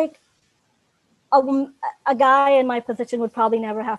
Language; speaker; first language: English; non-native, local second language; Urdu